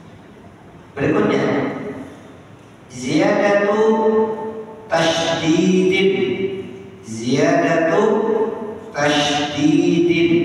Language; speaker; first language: Arabic; non-native, fluent; Indonesian